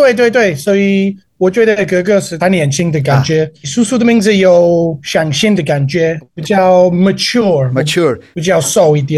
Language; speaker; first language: Chinese; non-native, learner; English